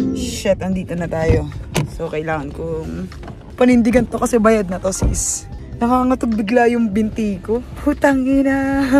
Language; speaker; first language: Filipino; native; Filipino